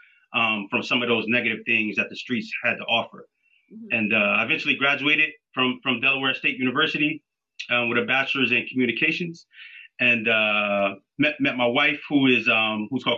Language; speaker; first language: English; native; English